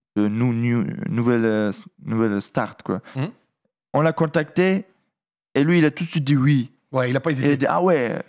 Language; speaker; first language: French; non-native, fluent; Russian